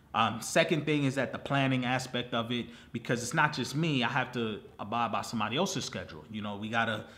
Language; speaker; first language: English; native; English